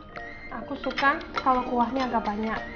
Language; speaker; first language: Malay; non-native, fluent; Russian